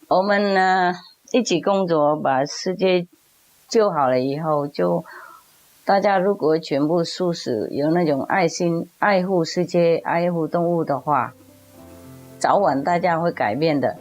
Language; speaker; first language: Chinese; non-native, fluent; Vietnamese